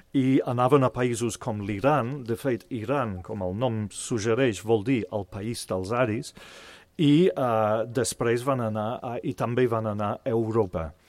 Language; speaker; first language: Catalan; non-native, fluent; English